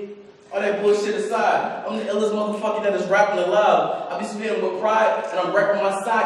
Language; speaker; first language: English; native; English